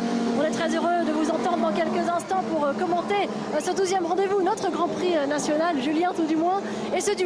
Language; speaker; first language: French; native; French